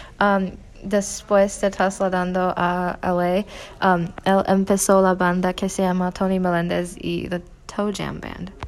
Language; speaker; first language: Spanish; non-native, learner; English